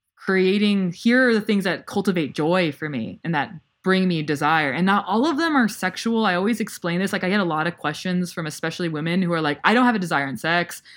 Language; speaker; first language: English; native; English